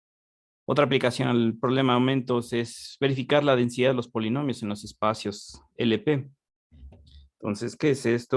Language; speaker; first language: Spanish; native; Spanish